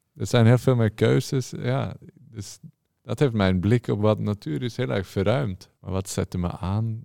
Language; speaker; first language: Dutch; non-native, fluent; Norwegian